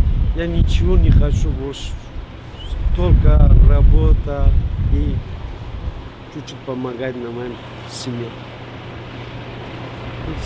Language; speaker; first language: Russian; non-native, learner; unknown